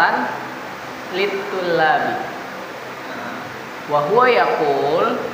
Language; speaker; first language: Arabic; non-native, fluent; Indonesian